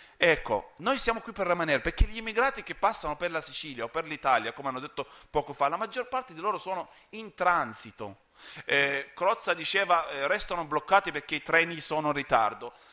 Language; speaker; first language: Italian; non-native, fluent; Arabic